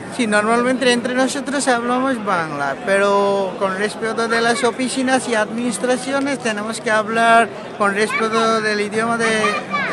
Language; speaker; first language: Spanish; non-native, learner; Bangla